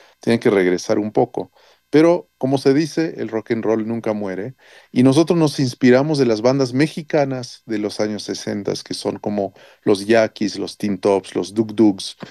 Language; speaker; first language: Spanish; early bilingual, heritage; French